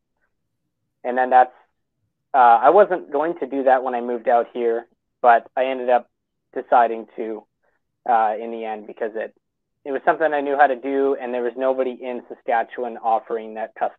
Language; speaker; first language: English; native; English